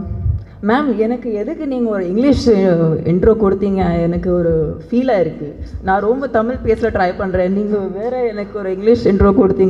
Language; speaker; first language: Tamil; non-native, learner; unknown